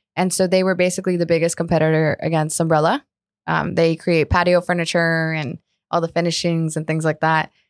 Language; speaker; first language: English; early bilingual, other home language; Spanish